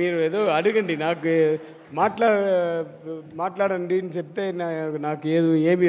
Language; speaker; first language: Telugu; non-native, learner; Tamil